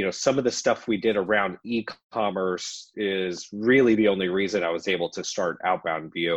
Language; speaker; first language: English; native; English